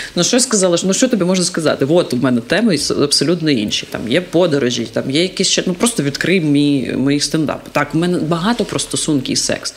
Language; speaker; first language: Ukrainian; non-native, local second language; Russian